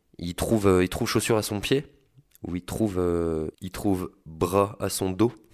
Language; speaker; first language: French; native; French